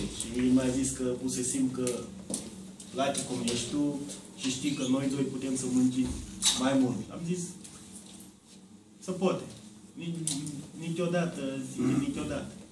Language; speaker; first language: Romanian; non-native, learner; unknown